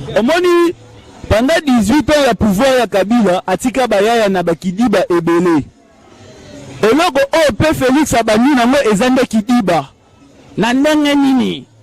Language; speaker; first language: Lingala; native; Lingala